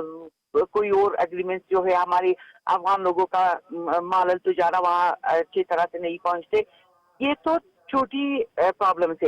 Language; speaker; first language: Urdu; non-native, fluent; Persian